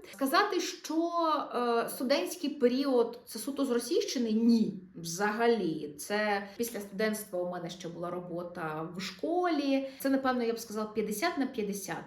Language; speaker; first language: Ukrainian; non-native, local second language; Russian